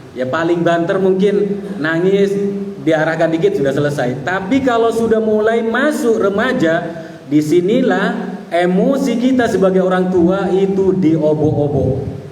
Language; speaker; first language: Indonesian; non-native, local second language; Madurese